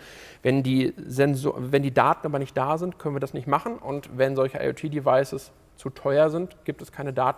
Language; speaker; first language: German; native; German